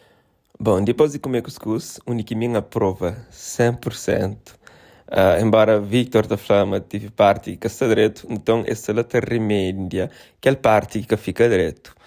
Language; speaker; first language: Portuguese; non-native, local second language; Kabuverdianu